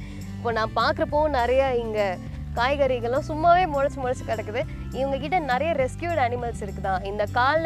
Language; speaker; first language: Tamil; native; Tamil